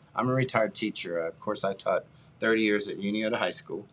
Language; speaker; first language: English; native; English